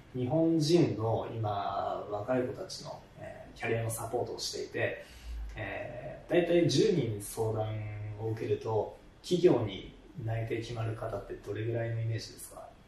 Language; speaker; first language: Japanese; native; Japanese